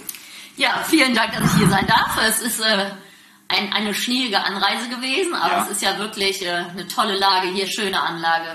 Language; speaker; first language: German; native; German